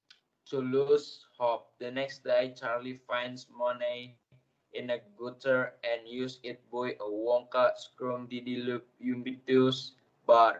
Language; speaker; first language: English; non-native, learner; Indonesian